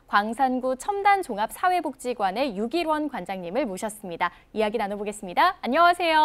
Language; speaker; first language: Korean; native; Korean